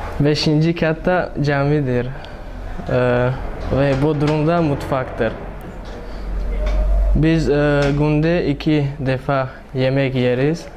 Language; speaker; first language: Turkish; non-native, learner; Tajik